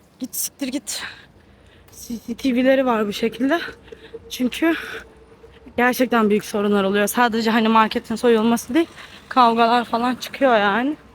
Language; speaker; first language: Turkish; native; Turkish